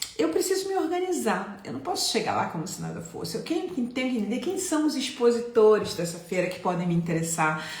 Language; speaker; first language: Portuguese; non-native, fluent; Italian